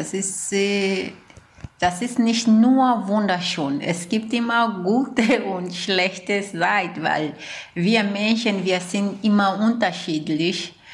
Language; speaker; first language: German; non-native, learner; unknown